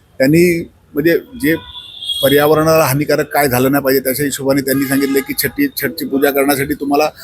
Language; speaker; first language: Marathi; native; Marathi